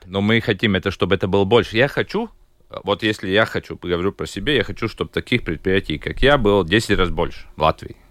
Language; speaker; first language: Russian; non-native, local second language; Latvian